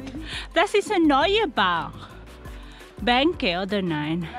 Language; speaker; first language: German; non-native, learner; Filipino